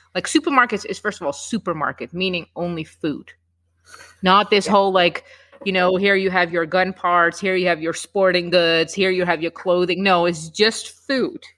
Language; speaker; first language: English; non-native, fluent; Czech